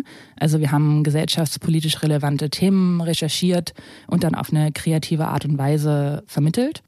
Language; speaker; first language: German; native; German